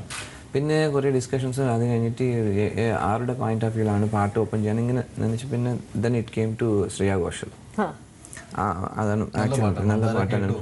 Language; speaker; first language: Malayalam; non-native, learner; Telugu